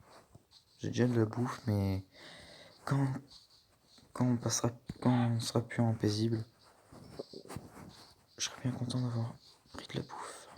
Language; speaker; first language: French; native; French